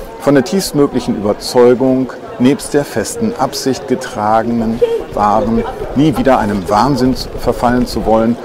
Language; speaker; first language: German; native; German